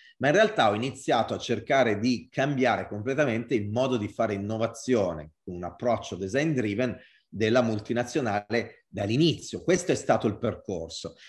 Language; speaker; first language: Italian; native; Italian